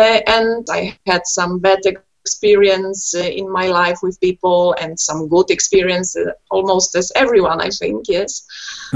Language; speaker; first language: English; non-native, fluent; Polish